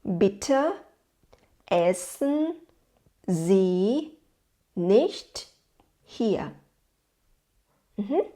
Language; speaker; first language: German; non-native, fluent; Thai